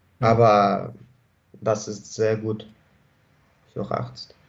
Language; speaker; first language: German; non-native, learner; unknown